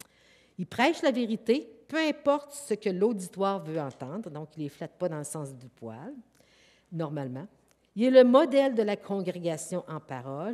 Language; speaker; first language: French; native; French